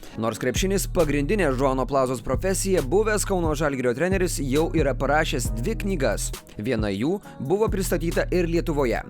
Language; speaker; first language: Lithuanian; native; Lithuanian